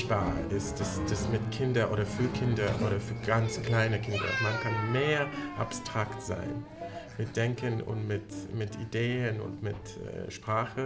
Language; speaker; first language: German; non-native, fluent; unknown